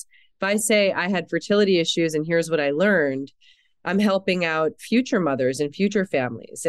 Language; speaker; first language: English; native; English